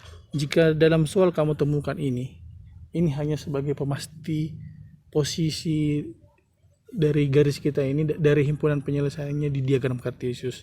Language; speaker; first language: Indonesian; native; Indonesian